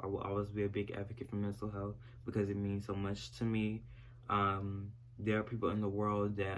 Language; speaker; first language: English; native; English